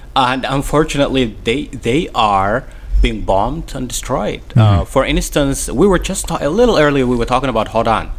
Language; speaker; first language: English; non-native, fluent; Somali